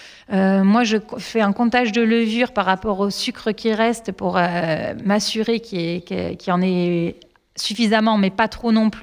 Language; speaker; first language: French; native; French